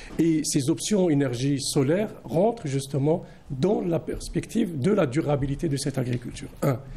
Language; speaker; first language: French; non-native, local second language; Arabic